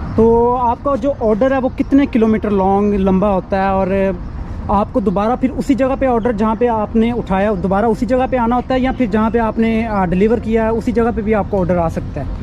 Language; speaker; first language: Urdu; non-native, local second language; Punjabi